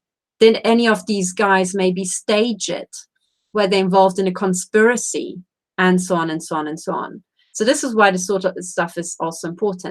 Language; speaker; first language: English; non-native, fluent; Romanian